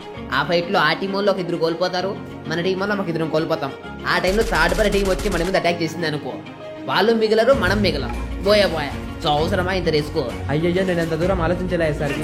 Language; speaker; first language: Telugu; native; Telugu